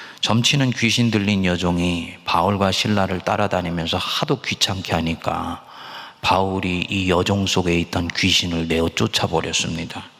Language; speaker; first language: Korean; native; Korean